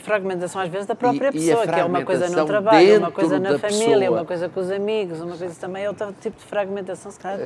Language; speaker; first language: Portuguese; native; Portuguese